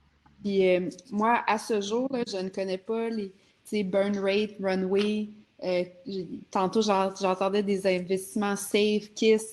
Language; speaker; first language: French; native; French